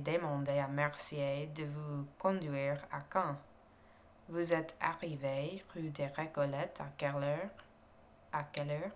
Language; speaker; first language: French; non-native, learner; English